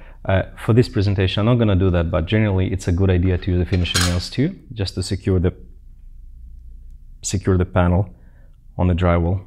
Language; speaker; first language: English; non-native, fluent; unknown